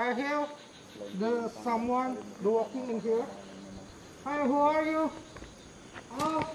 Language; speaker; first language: English; non-native, learner; Indonesian